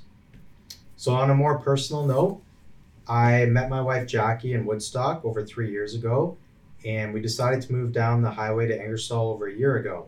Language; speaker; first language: English; native; English